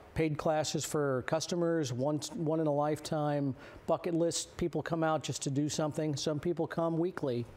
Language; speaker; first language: English; native; English